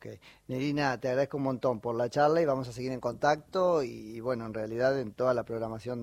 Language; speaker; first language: Spanish; native; Spanish